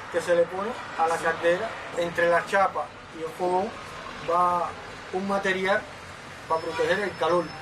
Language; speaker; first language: Spanish; native; Spanish